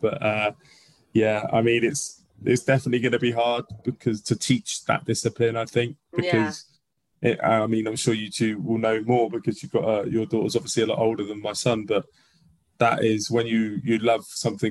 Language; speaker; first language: English; native; English